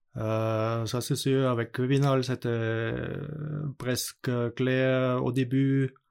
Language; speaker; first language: French; non-native, learner; German